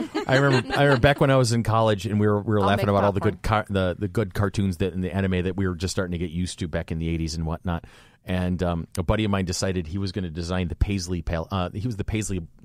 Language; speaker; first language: English; native; English